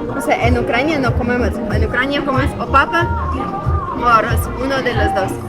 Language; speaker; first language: Spanish; non-native, fluent; Ukrainian